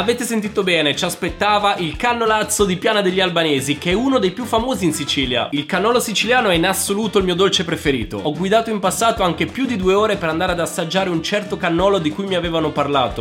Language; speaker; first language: Italian; native; Italian